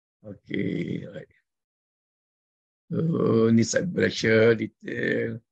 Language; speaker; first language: English; non-native, local second language; Malay